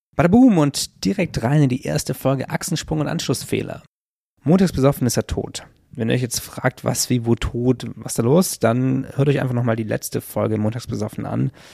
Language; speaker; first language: German; native; German